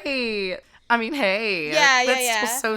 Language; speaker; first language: English; native; English